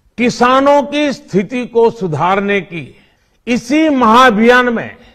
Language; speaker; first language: Hindi; non-native, local second language; Gujarati